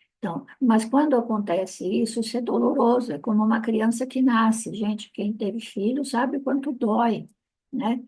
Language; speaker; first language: Portuguese; non-native, fluent; Italian